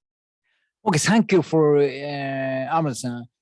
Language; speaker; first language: English; non-native, learner; Japanese